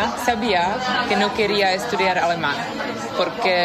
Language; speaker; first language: Spanish; non-native, fluent; Czech